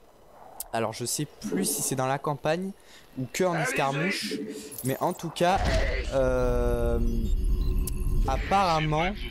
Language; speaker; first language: French; native; French